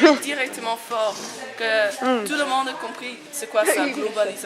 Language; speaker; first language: French; non-native, local second language; Dutch